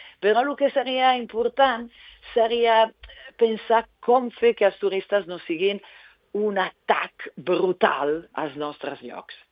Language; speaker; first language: Catalan; non-native, fluent; Italian